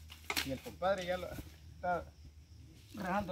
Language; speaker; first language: Spanish; native; Spanish